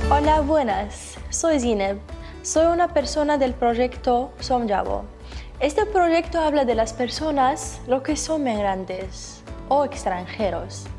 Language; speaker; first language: Spanish; non-native, learner; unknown